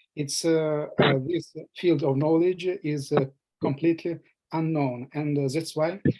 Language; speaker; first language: English; non-native, fluent; Russian